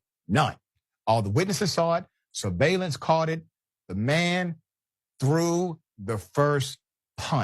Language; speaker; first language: English; native; English